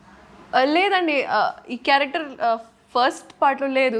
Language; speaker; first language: Telugu; non-native, local second language; Urdu